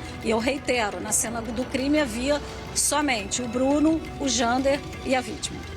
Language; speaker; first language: Portuguese; native; Portuguese